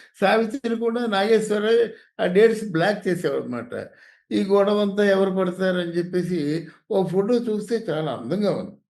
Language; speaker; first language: Telugu; native; Telugu